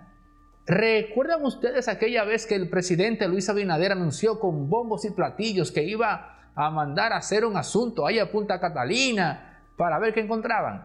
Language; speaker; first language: Spanish; native; Spanish